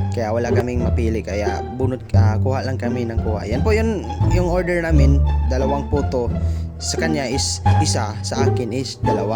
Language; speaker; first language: Filipino; non-native, local second language; Cebuano